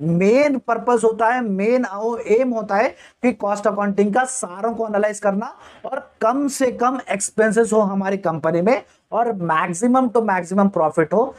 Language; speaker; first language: Hindi; native; Hindi